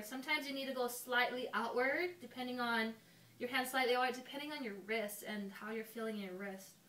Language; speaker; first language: English; native; English